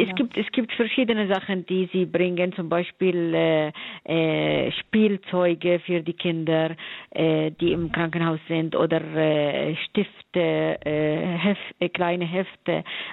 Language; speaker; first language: German; non-native, fluent; Arabic